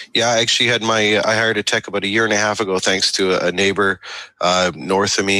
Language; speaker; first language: English; native; English